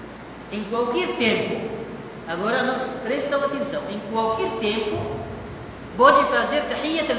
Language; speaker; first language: Portuguese; non-native, fluent; Arabic